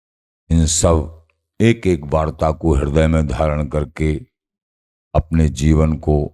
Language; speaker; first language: Hindi; native; Hindi